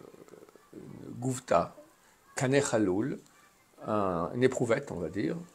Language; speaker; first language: French; native; French